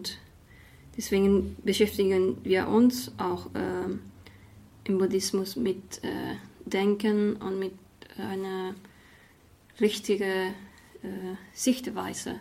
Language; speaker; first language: German; non-native, fluent; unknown